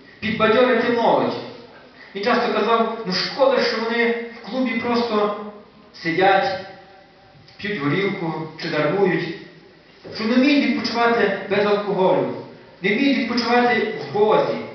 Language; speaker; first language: Ukrainian; native; Ukrainian